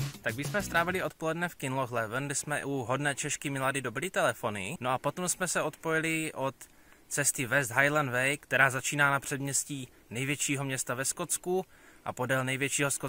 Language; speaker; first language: Czech; native; Czech